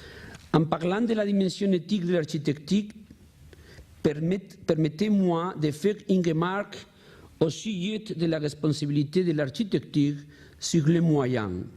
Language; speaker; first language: French; non-native, learner; Spanish